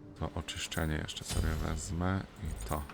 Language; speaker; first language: Polish; native; Polish